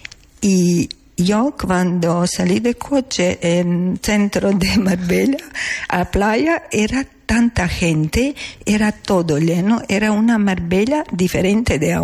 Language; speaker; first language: Spanish; non-native, learner; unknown